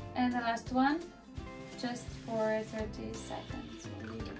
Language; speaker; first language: English; non-native, fluent; Russian